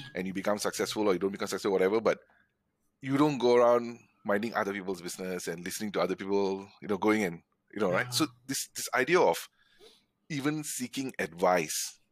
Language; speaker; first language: English; non-native, local second language; Tamil